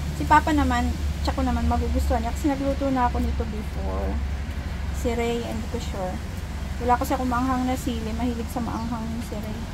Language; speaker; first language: Filipino; non-native, local second language; Hiligaynon